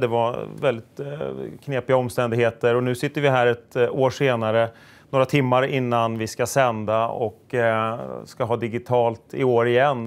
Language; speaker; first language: Swedish; native; Swedish